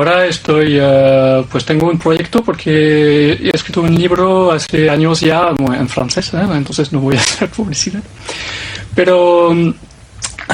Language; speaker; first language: Spanish; non-native, fluent; French